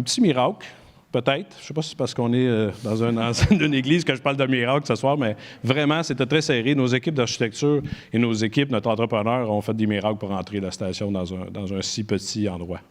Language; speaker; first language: French; native; French